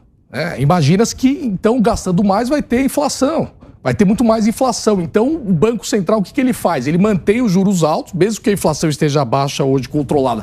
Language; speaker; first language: Portuguese; native; Portuguese